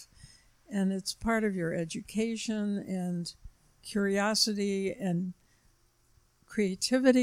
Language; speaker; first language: English; native; English